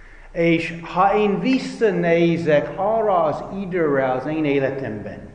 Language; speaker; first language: Hungarian; non-native, fluent; English